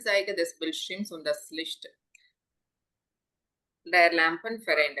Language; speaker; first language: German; non-native, fluent; Tamil